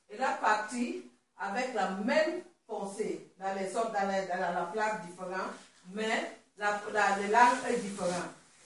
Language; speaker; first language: French; non-native, learner; Swahili